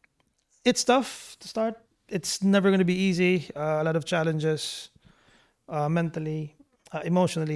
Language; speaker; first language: English; non-native, local second language; Cebuano